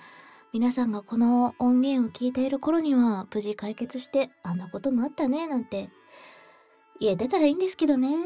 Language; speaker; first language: Japanese; native; Japanese